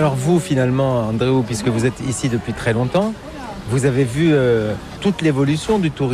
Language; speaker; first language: French; native; French